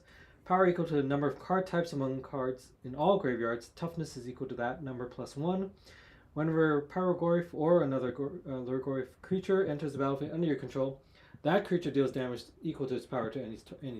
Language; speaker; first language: English; native; English